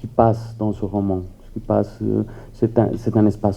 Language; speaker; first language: French; non-native, fluent; Spanish